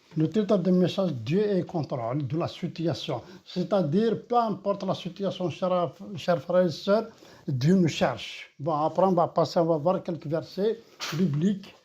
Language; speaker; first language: French; non-native, local second language; Kabyle